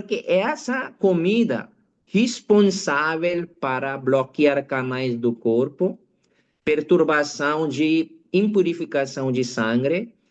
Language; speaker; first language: Portuguese; non-native, learner; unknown